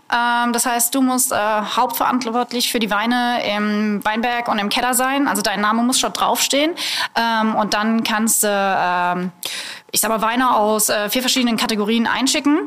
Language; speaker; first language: German; native; German